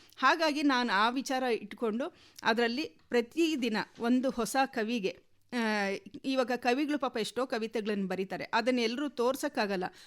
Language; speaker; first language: Kannada; native; Kannada